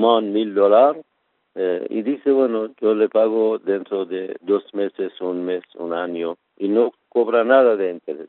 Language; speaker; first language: Spanish; non-native, fluent; Persian